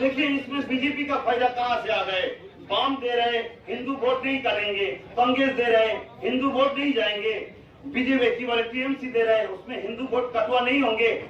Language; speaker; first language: Hindi; non-native, local second language; Bangla